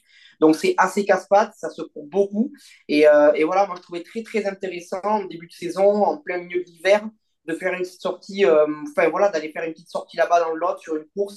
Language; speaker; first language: French; native; French